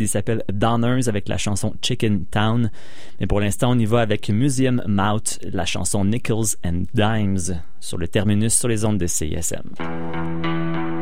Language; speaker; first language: French; native; French